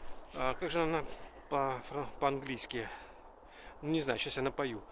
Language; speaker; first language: Russian; native; Russian